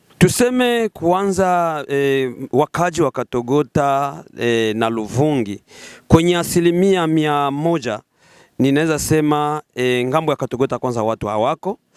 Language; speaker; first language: Swahili; native; Swahili